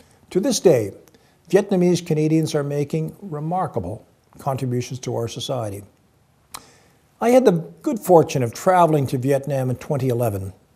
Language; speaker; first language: English; native; English